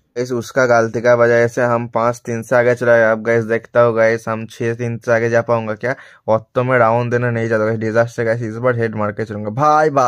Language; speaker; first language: Hindi; non-native, local second language; Bangla